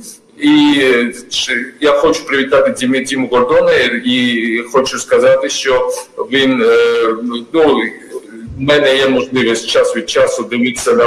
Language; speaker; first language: Ukrainian; non-native, fluent; Georgian